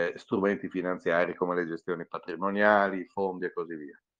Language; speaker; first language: Italian; native; Italian